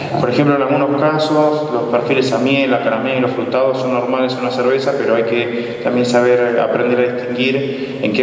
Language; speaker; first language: Spanish; native; Spanish